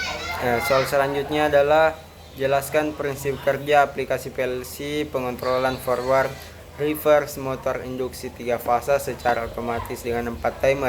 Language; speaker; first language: Indonesian; native; Indonesian